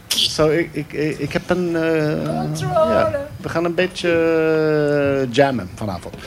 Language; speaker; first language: Dutch; non-native, fluent; Swedish